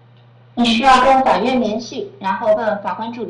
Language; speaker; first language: Chinese; native; Chinese